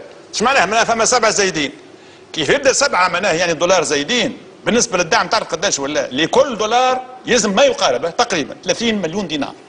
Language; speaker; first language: Arabic; native; Arabic